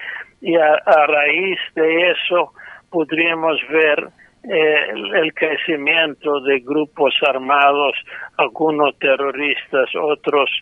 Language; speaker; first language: Spanish; non-native, fluent; English